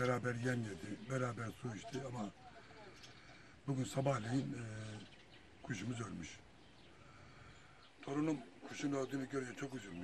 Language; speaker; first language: Turkish; native; Turkish